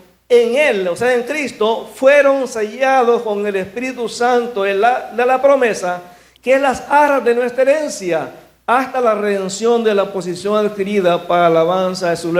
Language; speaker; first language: Spanish; native; Spanish